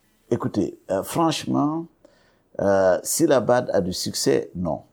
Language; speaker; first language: French; non-native, local second language; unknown